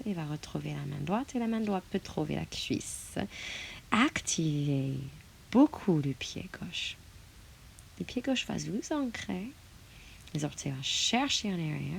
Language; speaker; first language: French; non-native, fluent; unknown